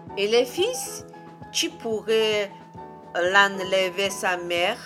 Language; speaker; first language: French; non-native, fluent; Azerbaijani